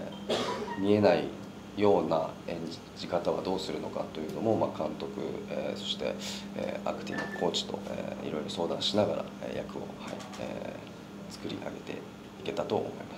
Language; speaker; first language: Japanese; native; Japanese